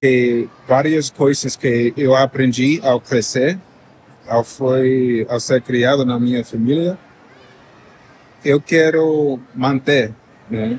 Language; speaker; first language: Portuguese; non-native, fluent; English